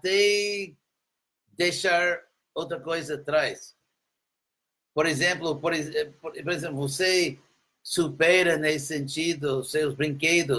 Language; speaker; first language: Portuguese; non-native, fluent; English